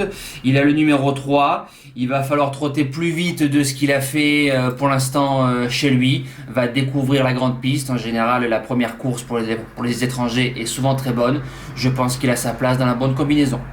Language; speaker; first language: French; native; French